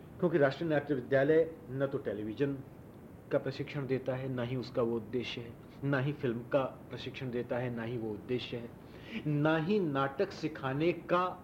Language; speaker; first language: Hindi; non-native, local second language; Marwari